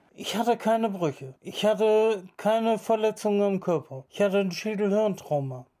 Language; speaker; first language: German; native; German